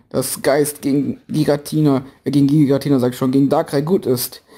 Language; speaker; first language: German; native; German